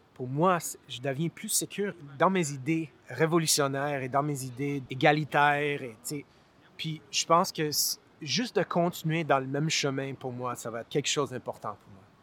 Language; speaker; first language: French; non-native, local second language; English